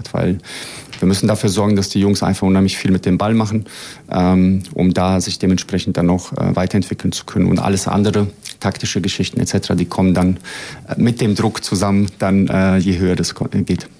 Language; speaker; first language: German; early bilingual, other home language; Bosnian